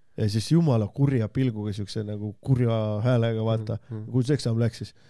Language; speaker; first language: Estonian; non-native, local second language; Russian